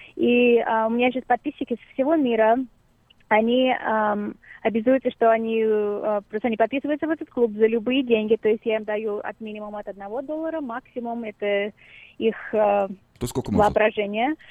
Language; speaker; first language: Russian; native; Russian